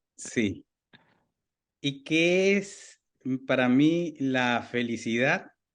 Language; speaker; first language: Spanish; native; Spanish